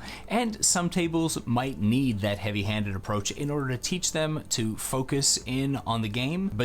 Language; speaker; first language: English; native; English